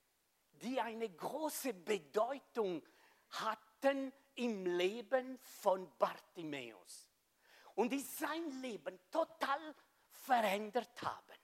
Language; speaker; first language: German; non-native, fluent; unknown